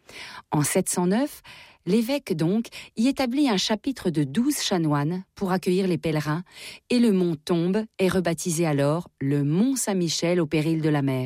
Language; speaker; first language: French; native; French